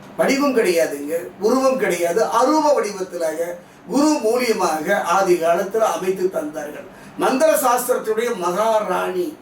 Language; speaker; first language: Tamil; native; Tamil